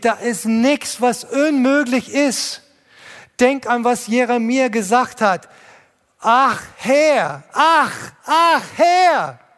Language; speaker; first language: German; non-native, fluent; English